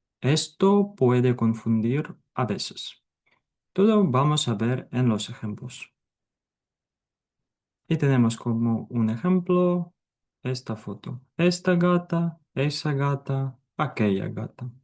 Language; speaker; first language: Spanish; non-native, fluent; Ukrainian